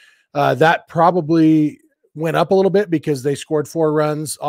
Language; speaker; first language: English; native; English